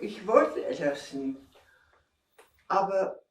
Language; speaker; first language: German; non-native, fluent; Czech